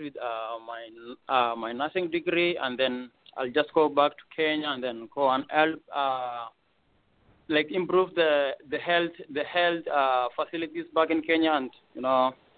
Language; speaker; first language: English; non-native, local second language; Kalenjin